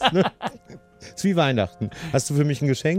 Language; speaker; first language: German; native; German